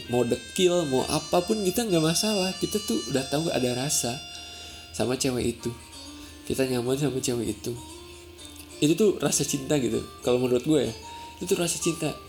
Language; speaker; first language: Indonesian; non-native, local second language; Sundanese